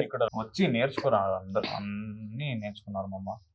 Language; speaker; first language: Telugu; non-native, local second language; Kannada